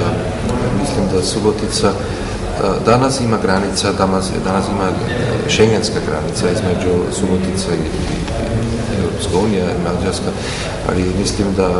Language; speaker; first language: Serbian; non-native, learner; German